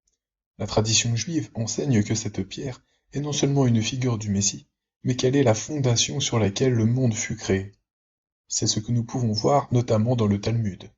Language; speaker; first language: French; native; French